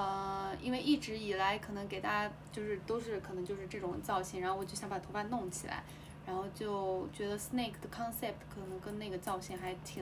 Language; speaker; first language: Chinese; native; Chinese